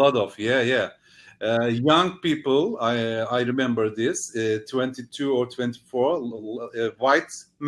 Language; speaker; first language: English; non-native, learner; Turkish